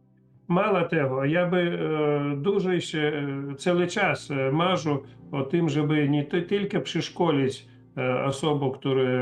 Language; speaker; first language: Polish; non-native, learner; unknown